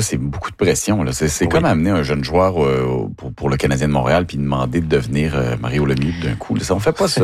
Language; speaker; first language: French; native; French